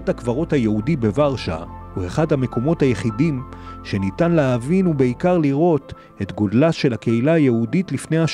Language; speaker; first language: Hebrew; native; Hebrew